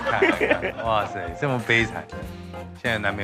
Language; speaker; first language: Chinese; native; Chinese